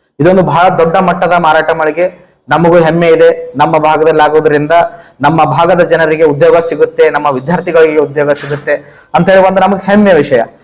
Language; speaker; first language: Kannada; native; Kannada